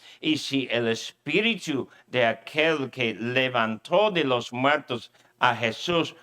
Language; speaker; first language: Spanish; non-native, fluent; English